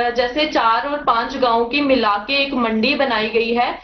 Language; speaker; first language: Hindi; native; Hindi